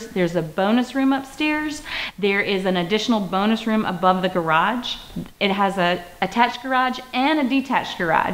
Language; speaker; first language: English; native; English